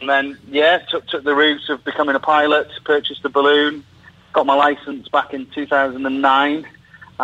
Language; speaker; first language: English; native; English